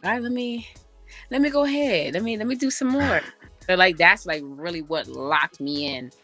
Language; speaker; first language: English; early bilingual, other home language; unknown